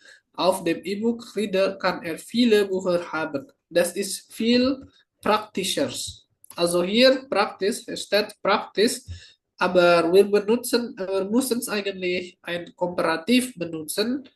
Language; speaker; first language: German; non-native, fluent; Indonesian